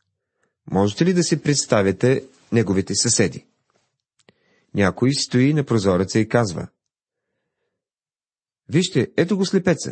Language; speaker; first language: Bulgarian; native; Bulgarian